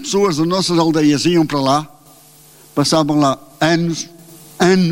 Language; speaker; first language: Portuguese; native; Portuguese